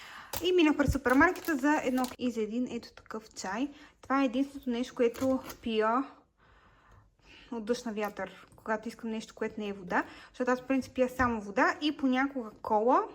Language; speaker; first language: Bulgarian; native; Bulgarian